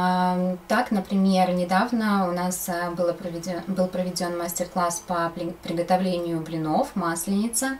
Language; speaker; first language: Russian; native; Russian